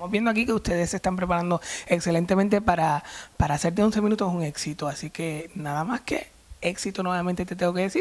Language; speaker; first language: Spanish; native; Spanish